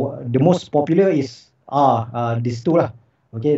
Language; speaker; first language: English; non-native, local second language; Malay